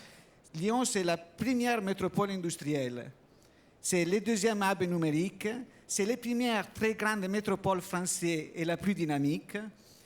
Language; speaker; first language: French; non-native, learner; Italian